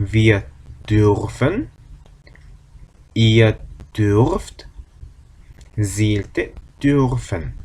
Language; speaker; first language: German; non-native, fluent; Korean